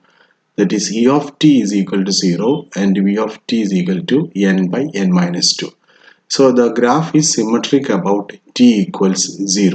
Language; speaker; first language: English; non-native, local second language; Malayalam